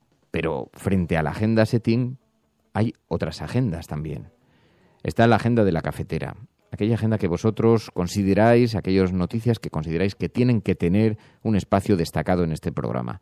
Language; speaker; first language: Spanish; native; Spanish